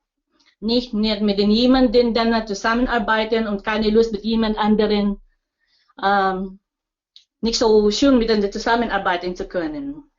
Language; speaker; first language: German; non-native, learner; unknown